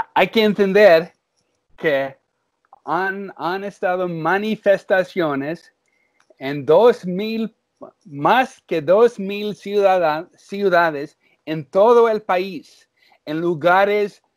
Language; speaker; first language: Spanish; early bilingual, heritage; English